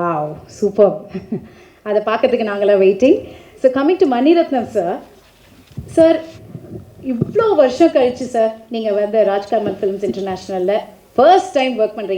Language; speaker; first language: Tamil; native; Tamil